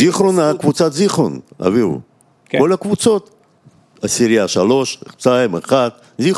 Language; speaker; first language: Hebrew; non-native, fluent; Russian